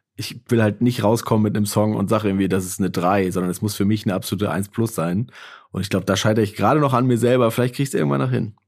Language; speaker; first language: German; native; German